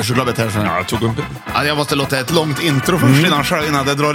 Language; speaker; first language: Swedish; native; Swedish